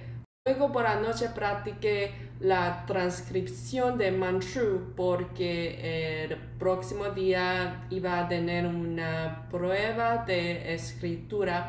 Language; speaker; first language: Spanish; non-native, learner; Chinese